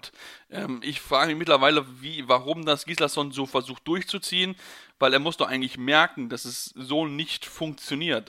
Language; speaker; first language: German; native; German